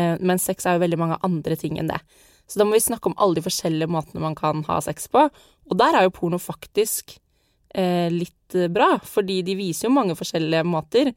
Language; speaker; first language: Norwegian; native; Norwegian